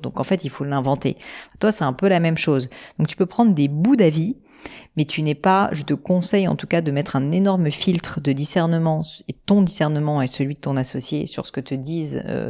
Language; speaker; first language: French; native; French